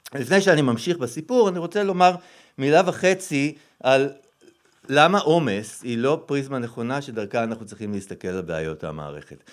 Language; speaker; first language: Hebrew; native; Hebrew